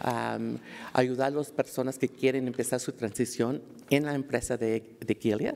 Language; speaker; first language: Spanish; early bilingual, heritage; Spanish